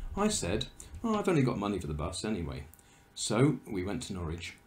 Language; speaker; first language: English; native; English